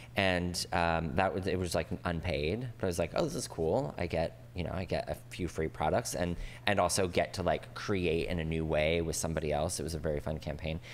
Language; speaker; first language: English; native; English